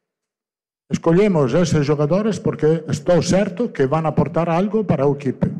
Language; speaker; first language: Portuguese; non-native, fluent; Italian